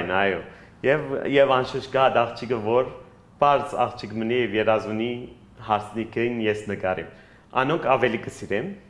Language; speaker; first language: Armenian; early bilingual, heritage; Armenian